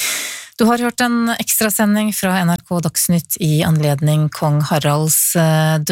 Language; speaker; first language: Norwegian; native; Norwegian